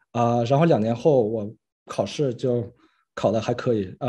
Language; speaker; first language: Chinese; early bilingual, other home language; French